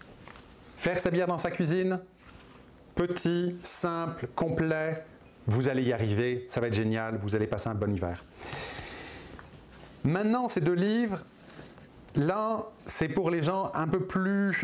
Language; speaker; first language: French; native; French